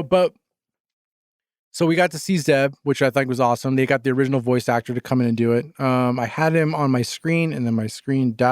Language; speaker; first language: English; native; English